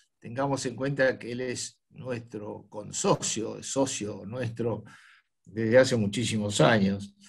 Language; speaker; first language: Spanish; native; Spanish